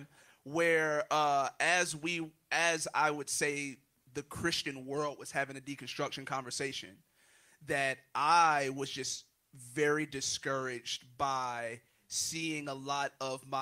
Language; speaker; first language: English; native; English